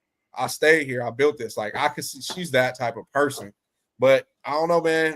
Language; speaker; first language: English; native; English